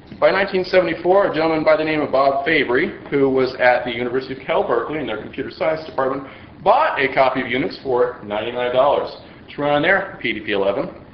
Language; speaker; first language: English; native; English